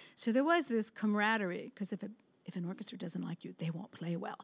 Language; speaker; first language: English; native; English